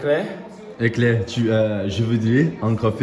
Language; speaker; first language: French; non-native, learner; Portuguese